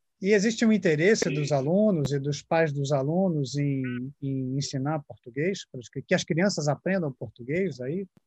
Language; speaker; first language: Portuguese; native; Portuguese